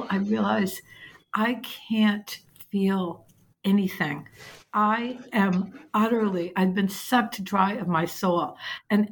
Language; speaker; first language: English; native; English